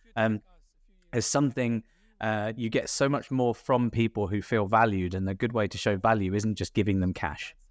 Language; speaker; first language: English; native; English